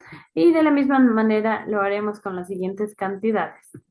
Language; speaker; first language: Spanish; native; Spanish